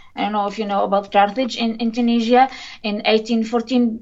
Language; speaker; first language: English; non-native, fluent; Arabic